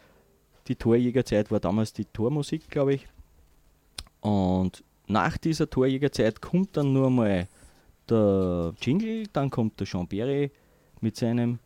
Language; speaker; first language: German; native; German